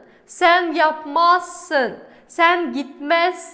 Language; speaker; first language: Turkish; non-native, fluent; Kazakh